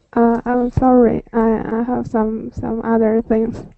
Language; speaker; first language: English; non-native, learner; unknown